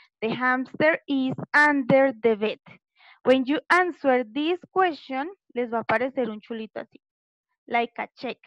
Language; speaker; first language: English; non-native, learner; Spanish